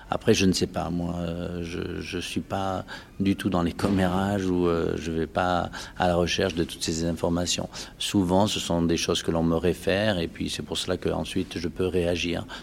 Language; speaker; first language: French; native; French